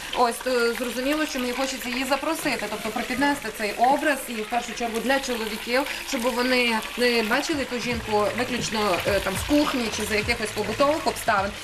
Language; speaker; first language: Ukrainian; native; Ukrainian